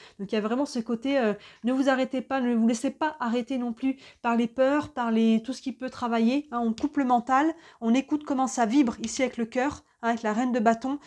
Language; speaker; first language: French; native; French